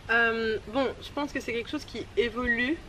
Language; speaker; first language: French; native; French